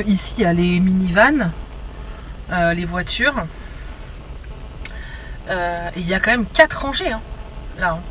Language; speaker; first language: French; native; French